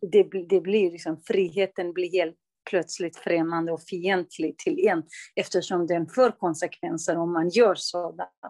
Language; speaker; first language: Swedish; non-native, local second language; Kurdish